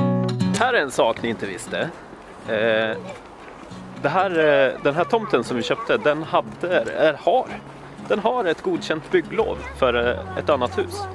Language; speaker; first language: Swedish; native; Swedish